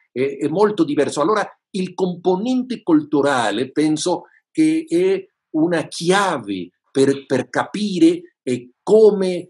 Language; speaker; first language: Italian; non-native, fluent; Spanish